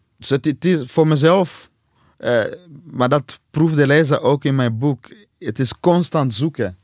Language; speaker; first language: Dutch; non-native, fluent; Swahili